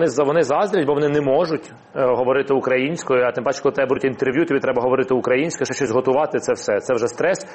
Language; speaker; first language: Ukrainian; non-native, local second language; Russian